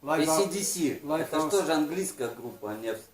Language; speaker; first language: Russian; native; Russian